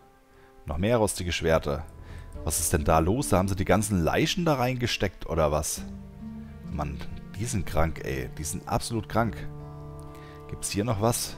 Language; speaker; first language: German; native; German